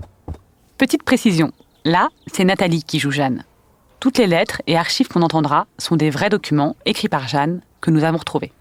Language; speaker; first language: French; native; French